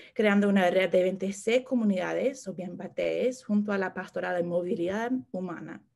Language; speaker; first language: Spanish; non-native, fluent; English